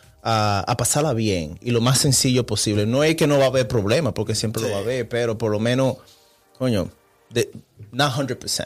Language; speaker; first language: Spanish; native; Spanish